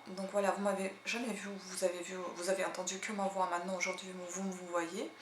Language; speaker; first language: French; non-native, fluent; Russian